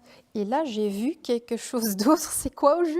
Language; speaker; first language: French; non-native, fluent; Dutch